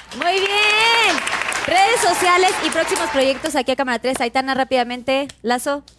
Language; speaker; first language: Spanish; native; Spanish